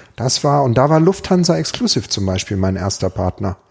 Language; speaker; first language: German; native; German